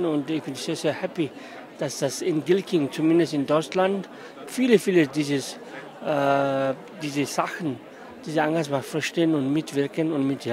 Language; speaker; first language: German; non-native, learner; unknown